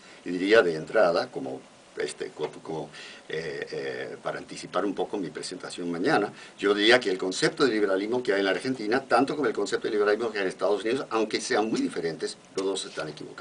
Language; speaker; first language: Spanish; non-native, fluent; English